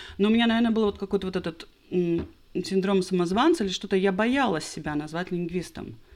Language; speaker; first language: Russian; non-native, local second language; Latvian